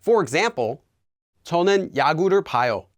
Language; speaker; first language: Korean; non-native, fluent; English